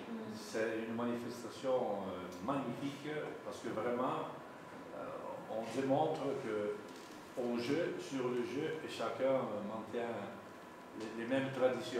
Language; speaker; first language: French; non-native, local second language; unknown